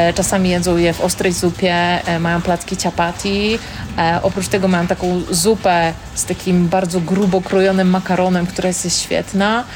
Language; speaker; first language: Polish; native; Polish